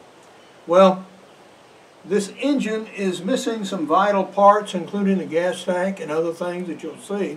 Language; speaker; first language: English; native; English